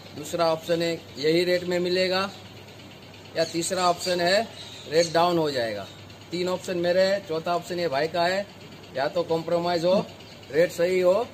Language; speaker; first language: Hindi; non-native, local second language; Gujarati